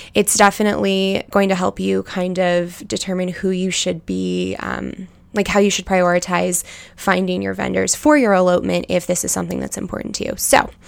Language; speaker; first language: English; native; English